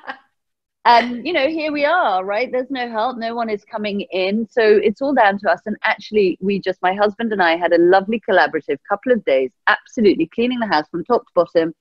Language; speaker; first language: English; early bilingual, other home language; Persian